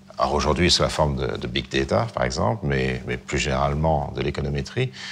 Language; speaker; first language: French; native; French